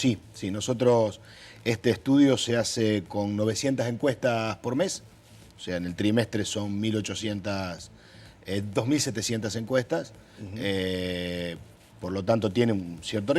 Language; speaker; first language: Spanish; native; Spanish